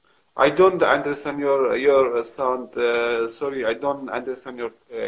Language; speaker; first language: English; non-native, learner; Kurdish